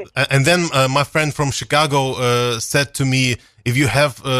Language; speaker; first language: English; non-native, fluent; Ukrainian